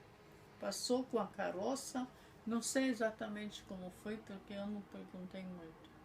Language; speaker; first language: Portuguese; non-native, fluent; Polish